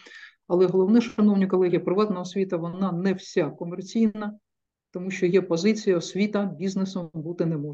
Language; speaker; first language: Ukrainian; native; Ukrainian